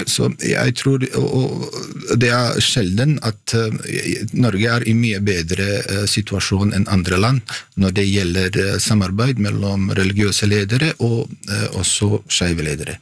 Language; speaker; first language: Norwegian; non-native, fluent; Bosnian